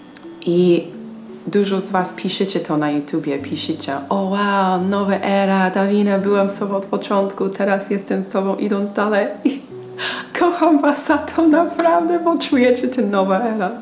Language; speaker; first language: Polish; non-native, fluent; English